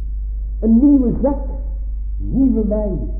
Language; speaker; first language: Dutch; native; Dutch